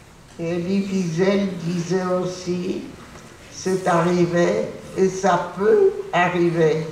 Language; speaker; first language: French; non-native, fluent; Polish